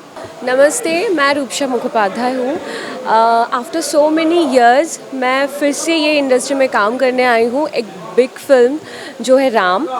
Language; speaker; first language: Hindi; non-native, local second language; Bangla